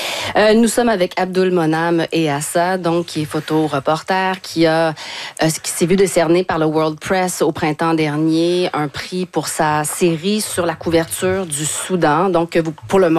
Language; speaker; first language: French; native; French